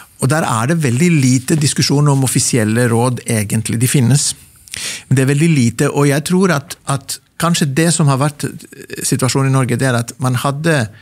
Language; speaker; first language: Norwegian; non-native, fluent; Greek